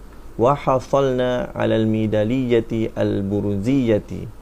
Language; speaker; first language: Arabic; non-native, fluent; Malay